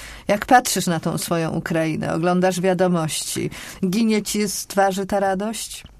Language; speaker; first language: Polish; native; Polish